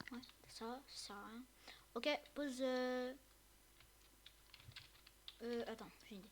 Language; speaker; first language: French; native; French